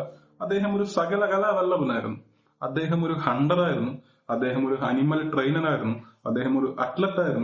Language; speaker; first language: Malayalam; native; Malayalam